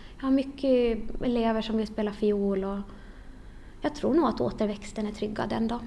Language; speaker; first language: Swedish; native; Swedish